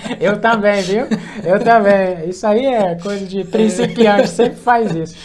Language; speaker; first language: Portuguese; native; Portuguese